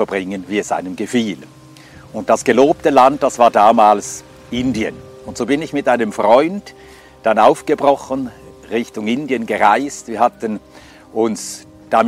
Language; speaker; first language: German; non-native, fluent; Swedish